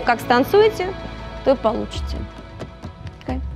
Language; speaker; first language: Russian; native; Russian